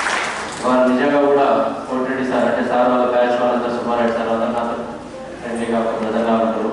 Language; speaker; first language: Telugu; native; Telugu